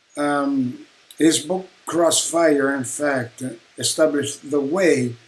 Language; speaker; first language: English; non-native, fluent; Italian